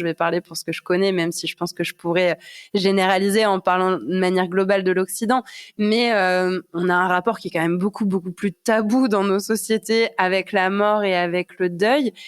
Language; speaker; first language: French; native; French